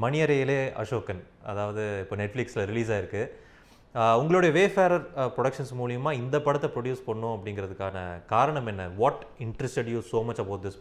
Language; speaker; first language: Tamil; native; Tamil